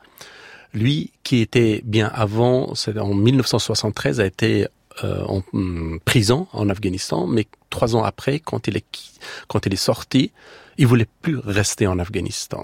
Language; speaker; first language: French; non-native, fluent; Persian